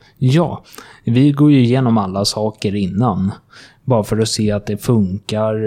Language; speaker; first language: Swedish; native; Swedish